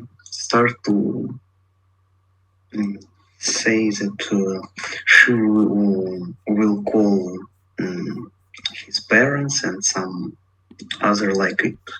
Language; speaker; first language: English; non-native, learner; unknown